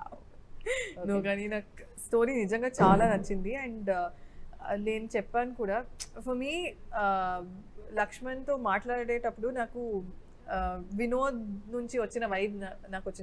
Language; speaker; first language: Telugu; non-native, fluent; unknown